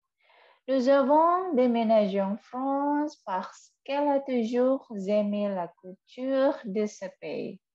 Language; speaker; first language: French; non-native, fluent; Indonesian